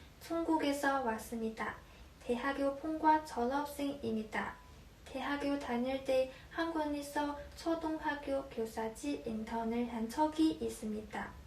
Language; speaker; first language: Korean; non-native, learner; Chinese